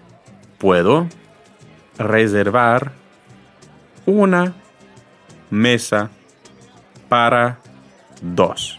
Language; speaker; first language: Spanish; non-native, fluent; English